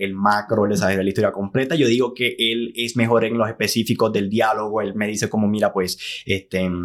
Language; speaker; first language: Spanish; native; Spanish